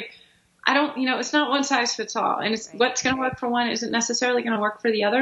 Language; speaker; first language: English; native; English